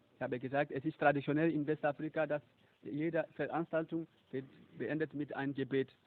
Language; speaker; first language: German; non-native, fluent; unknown